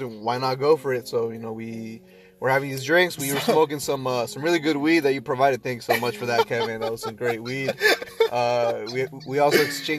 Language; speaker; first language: English; non-native, fluent; Spanish